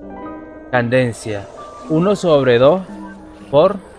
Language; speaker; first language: Spanish; native; Spanish